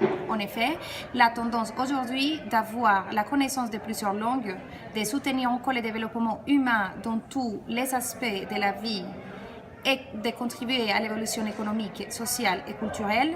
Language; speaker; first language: French; non-native, fluent; Spanish